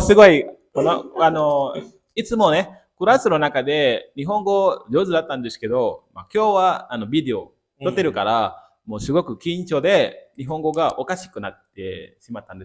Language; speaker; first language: Japanese; non-native, fluent; Indonesian